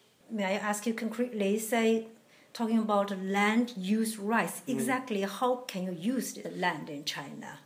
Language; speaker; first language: English; non-native, fluent; Chinese